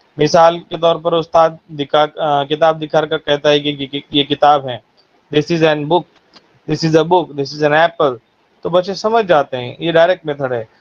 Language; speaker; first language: Urdu; native; Urdu